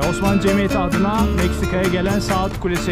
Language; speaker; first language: Turkish; native; Turkish